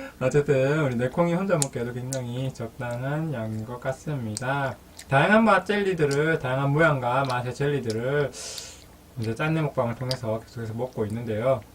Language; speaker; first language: Korean; native; Korean